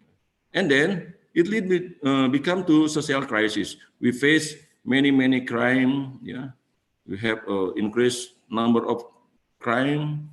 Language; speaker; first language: English; non-native, fluent; Indonesian